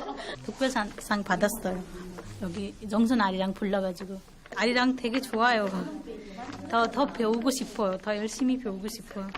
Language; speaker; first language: Korean; non-native, learner; Nepali